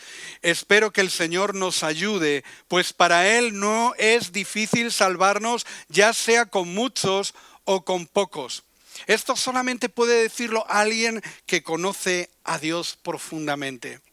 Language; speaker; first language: Spanish; native; Spanish